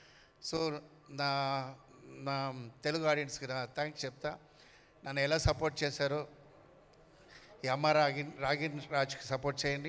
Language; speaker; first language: Telugu; non-native, learner; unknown